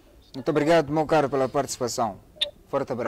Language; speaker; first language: Portuguese; native; Portuguese